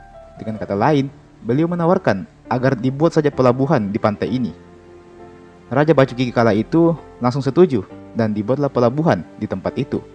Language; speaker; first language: Indonesian; native; Indonesian